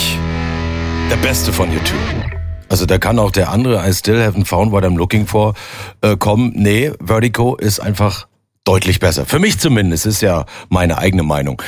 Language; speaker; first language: German; native; German